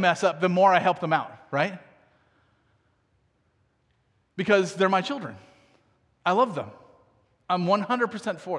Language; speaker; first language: English; native; English